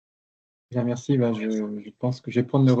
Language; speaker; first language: French; native; French